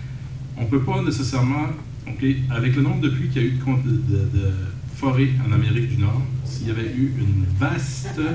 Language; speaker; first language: French; native; French